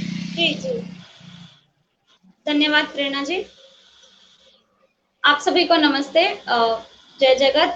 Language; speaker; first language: Hindi; native; Hindi